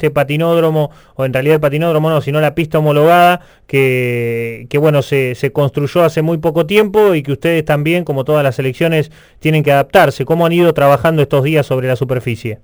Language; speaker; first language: Spanish; native; Spanish